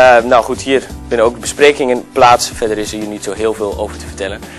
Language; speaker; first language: Dutch; native; Dutch